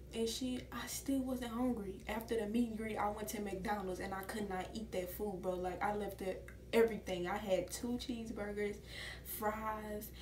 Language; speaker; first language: English; native; English